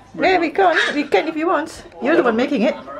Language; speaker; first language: English; non-native, fluent; Indonesian